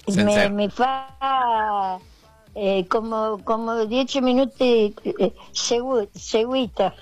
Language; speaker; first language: Italian; early bilingual, heritage; Spanish